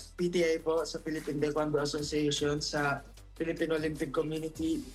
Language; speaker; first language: Filipino; non-native, local second language; Cebuano